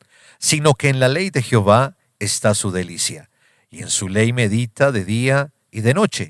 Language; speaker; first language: Spanish; native; Spanish